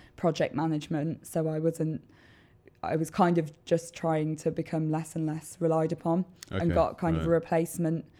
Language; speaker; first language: English; native; English